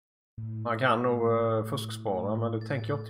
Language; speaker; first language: Swedish; native; Swedish